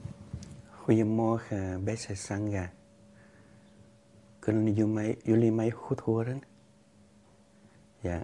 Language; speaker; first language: Dutch; non-native, fluent; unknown